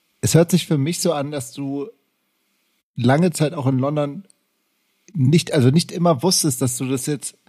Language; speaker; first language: German; native; German